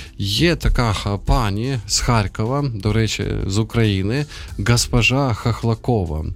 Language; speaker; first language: Ukrainian; native; Ukrainian